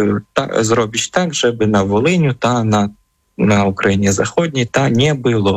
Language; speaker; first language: Polish; non-native, fluent; Ukrainian